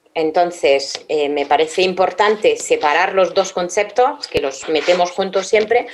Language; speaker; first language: Spanish; non-native, fluent; French